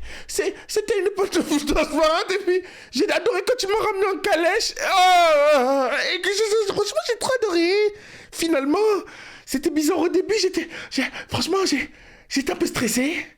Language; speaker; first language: French; native; French